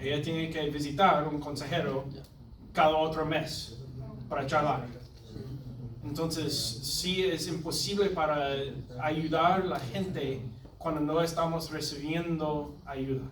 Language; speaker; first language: Spanish; non-native, learner; English